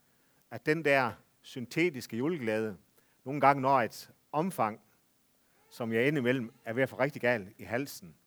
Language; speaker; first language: Danish; native; Danish